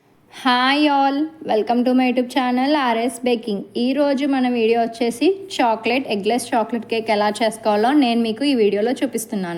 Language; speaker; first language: Telugu; native; Telugu